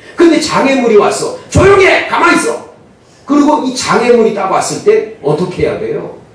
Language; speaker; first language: Korean; native; Korean